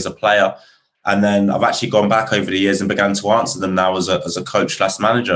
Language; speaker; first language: English; native; English